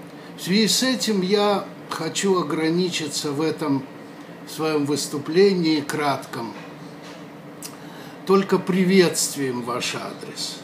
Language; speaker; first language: Russian; native; Russian